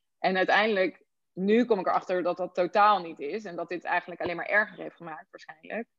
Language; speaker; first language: Dutch; native; Dutch